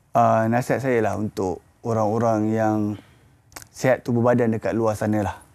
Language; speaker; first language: Malay; native; Malay